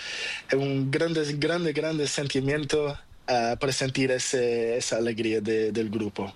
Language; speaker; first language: Spanish; non-native, learner; Portuguese